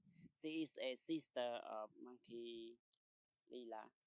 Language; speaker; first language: English; non-native, learner; Khmer